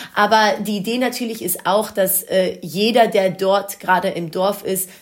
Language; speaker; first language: German; non-native, local second language; Greek